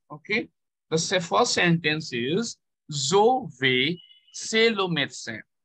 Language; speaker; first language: French; non-native, fluent; Bangla